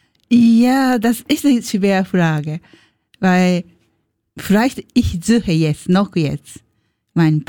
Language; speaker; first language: German; non-native, learner; Japanese